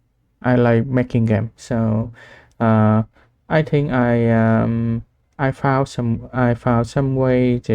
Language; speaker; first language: English; non-native, learner; Vietnamese